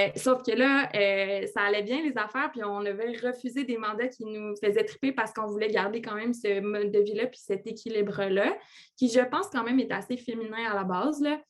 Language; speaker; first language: French; native; French